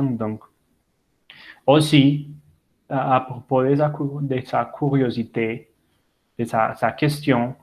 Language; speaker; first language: French; non-native, learner; Spanish